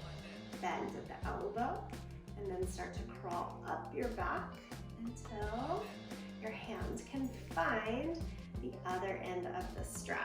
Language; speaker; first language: English; native; English